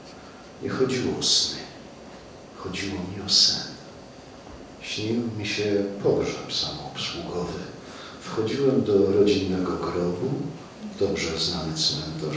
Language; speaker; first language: Polish; native; Polish